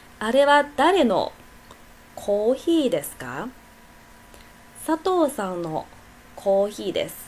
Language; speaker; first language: Japanese; non-native, fluent; Chinese